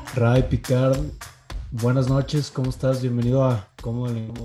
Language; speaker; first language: Spanish; native; Spanish